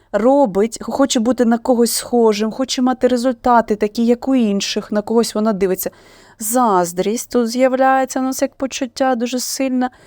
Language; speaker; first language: Ukrainian; non-native, local second language; Russian